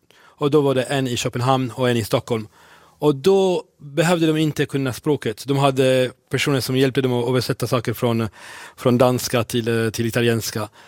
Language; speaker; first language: Swedish; non-native, fluent; Italian